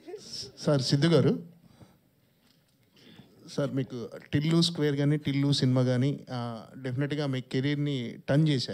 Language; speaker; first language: Telugu; native; Telugu